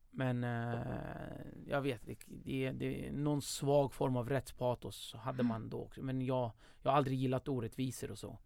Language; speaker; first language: Swedish; early bilingual, other home language; Kurdish